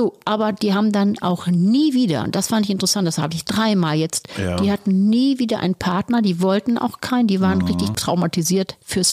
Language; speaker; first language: German; native; German